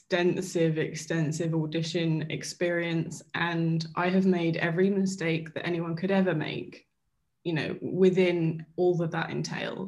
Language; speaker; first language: English; native; English